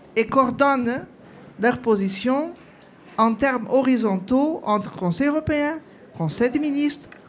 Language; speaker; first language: French; non-native, fluent; Portuguese